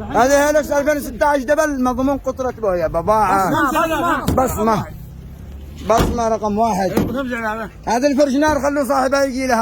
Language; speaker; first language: Arabic; native; Arabic